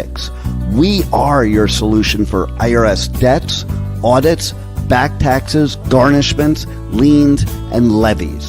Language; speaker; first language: English; native; English